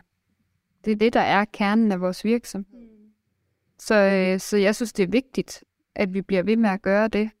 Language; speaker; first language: Danish; native; Danish